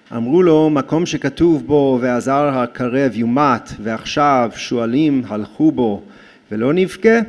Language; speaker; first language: Hebrew; non-native, fluent; English